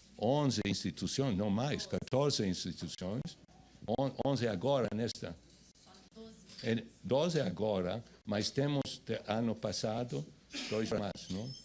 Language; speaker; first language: Portuguese; non-native, fluent; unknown